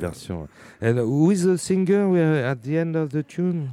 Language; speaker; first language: English; non-native, learner; French